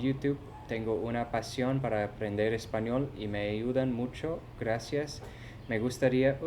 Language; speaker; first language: Spanish; non-native, fluent; English